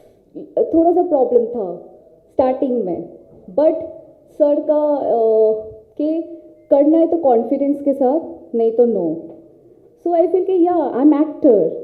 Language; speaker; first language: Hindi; non-native, local second language; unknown